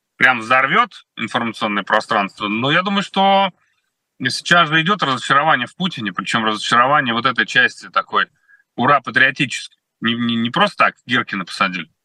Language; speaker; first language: Russian; native; Russian